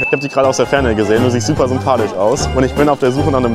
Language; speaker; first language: German; native; German